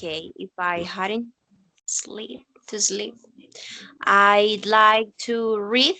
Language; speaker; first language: English; non-native, learner; Spanish